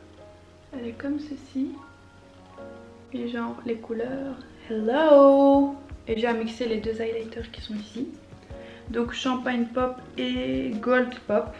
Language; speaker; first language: French; native; French